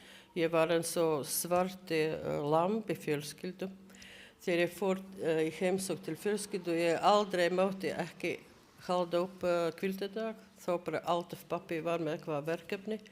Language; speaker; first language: Icelandic; non-native, learner; Latvian